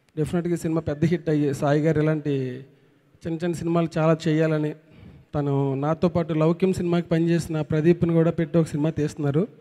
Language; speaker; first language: Telugu; native; Telugu